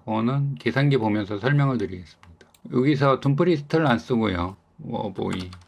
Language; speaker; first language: Korean; native; Korean